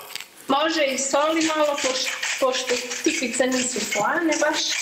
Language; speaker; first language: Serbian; early bilingual, heritage; Serbian